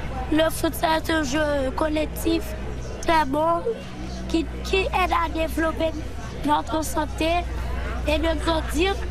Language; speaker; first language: French; non-native, local second language; Haitian Creole